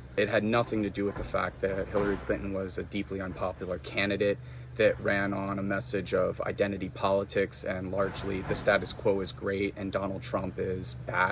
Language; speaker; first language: English; native; English